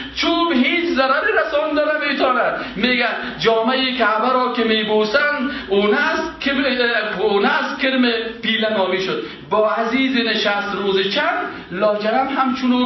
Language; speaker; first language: Persian; native; Persian